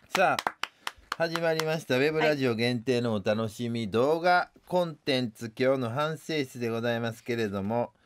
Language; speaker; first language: Japanese; native; Japanese